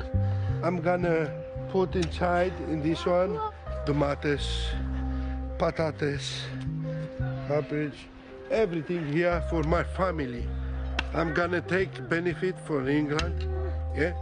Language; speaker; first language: English; non-native, learner; Romanian